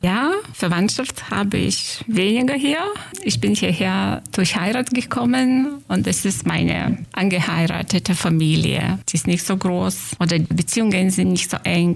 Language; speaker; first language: German; non-native, fluent; Lithuanian